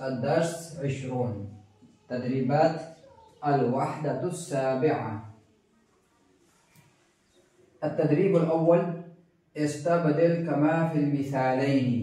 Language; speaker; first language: Arabic; non-native, fluent; Urdu